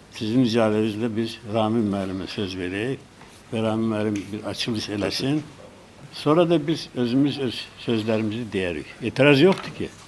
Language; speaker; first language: Azerbaijani; non-native, local second language; Lezghian